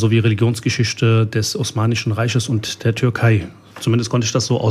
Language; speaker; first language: German; early bilingual, other home language; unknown